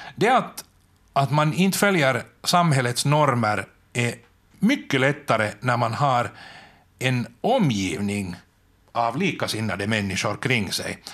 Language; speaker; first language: Swedish; native; Swedish